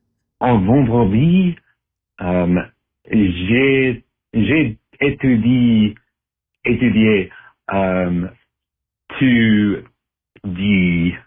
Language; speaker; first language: French; non-native, learner; English